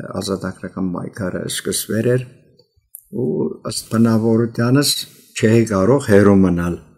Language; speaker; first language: Armenian; early bilingual, heritage; Armenian